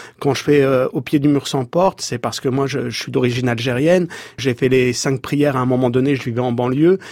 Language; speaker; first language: French; native; French